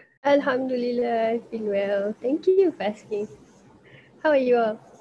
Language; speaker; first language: English; non-native, local second language; Malay